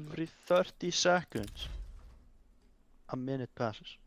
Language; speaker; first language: English; non-native, fluent; Icelandic